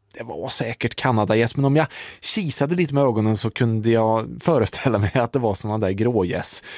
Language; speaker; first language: Swedish; native; Swedish